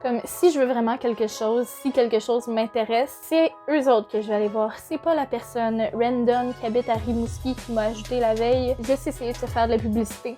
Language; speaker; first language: French; native; French